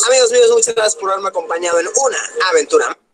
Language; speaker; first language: Spanish; native; Spanish